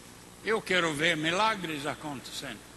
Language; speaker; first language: Portuguese; non-native, fluent; English